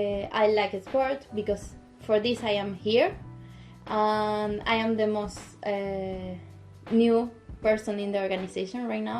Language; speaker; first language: English; non-native, local second language; Spanish